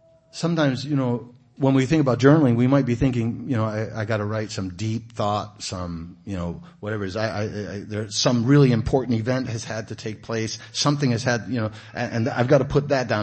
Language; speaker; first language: English; native; English